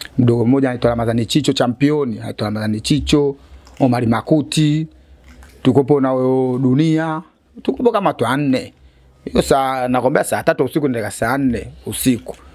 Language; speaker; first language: Swahili; native; Swahili